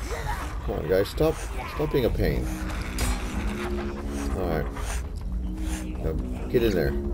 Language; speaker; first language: English; native; English